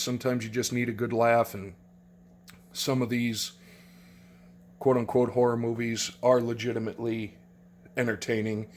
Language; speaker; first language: English; native; English